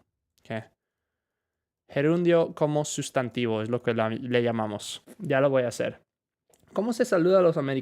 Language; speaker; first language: Spanish; non-native, fluent; English